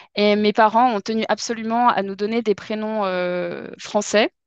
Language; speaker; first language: French; native; French